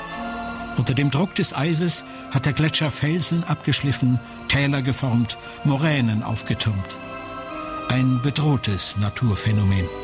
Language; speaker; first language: German; native; German